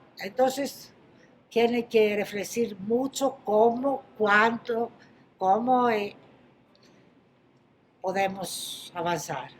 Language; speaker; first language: Spanish; non-native, fluent; Greek